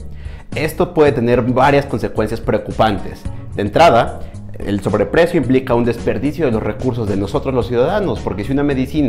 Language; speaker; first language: Spanish; native; Spanish